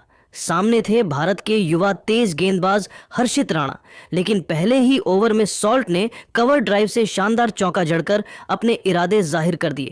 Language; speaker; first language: Hindi; native; Hindi